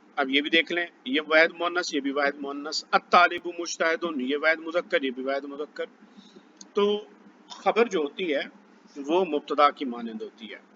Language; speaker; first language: Urdu; native; Urdu